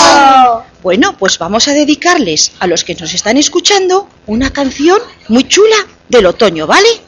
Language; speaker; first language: Spanish; native; Spanish